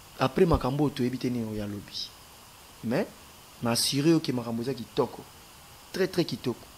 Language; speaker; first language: Lingala; native; Lingala